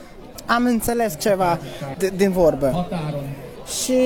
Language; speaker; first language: Romanian; non-native, learner; Hungarian